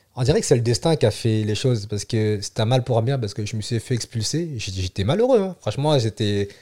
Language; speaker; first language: French; early bilingual, other home language; Vietnamese